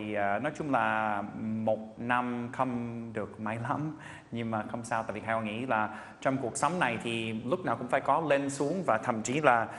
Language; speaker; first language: Vietnamese; non-native, fluent; English